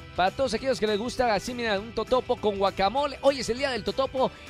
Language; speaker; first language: Spanish; native; Spanish